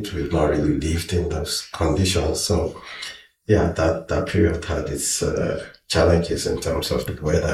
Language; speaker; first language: English; non-native, local second language; Igbo